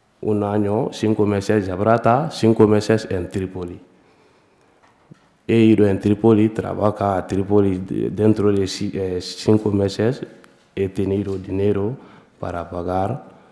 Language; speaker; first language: Spanish; non-native, learner; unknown